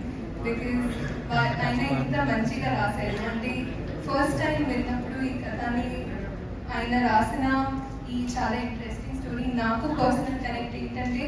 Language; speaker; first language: Telugu; non-native, fluent; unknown